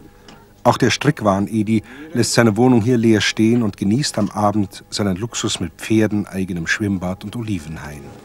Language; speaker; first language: German; native; German